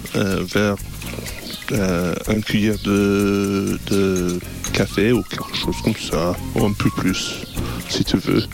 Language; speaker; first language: French; non-native, learner; English